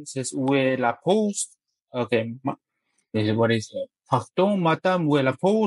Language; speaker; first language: French; non-native, learner; Chinese